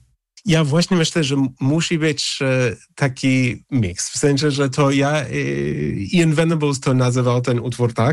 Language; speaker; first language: Polish; early bilingual, heritage; English